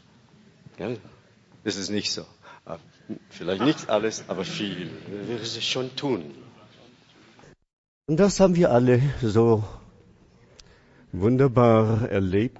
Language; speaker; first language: German; non-native, fluent; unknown